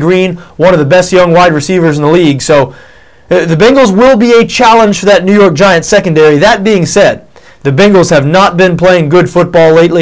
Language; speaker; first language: English; native; English